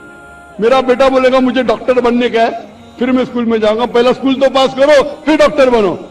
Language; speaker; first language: Hindi; non-native, local second language; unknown